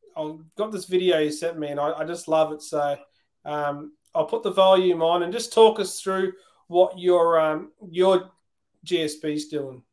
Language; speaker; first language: English; native; English